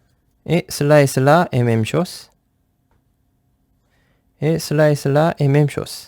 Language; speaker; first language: French; non-native, fluent; Korean